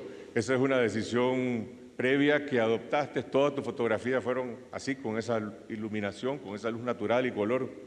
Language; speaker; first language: Spanish; native; Spanish